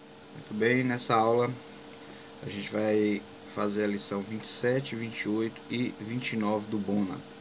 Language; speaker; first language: Portuguese; native; Portuguese